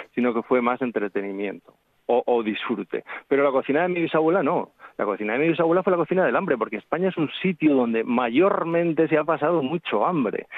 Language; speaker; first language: Spanish; native; Spanish